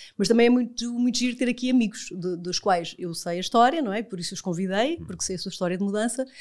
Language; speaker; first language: Portuguese; native; Portuguese